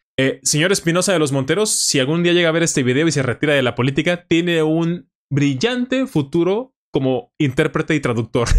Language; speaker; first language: Spanish; native; Spanish